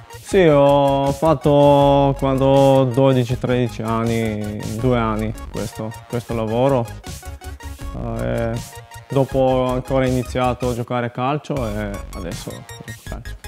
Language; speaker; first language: Italian; non-native, learner; Macedonian